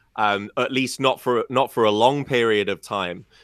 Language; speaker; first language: English; native; English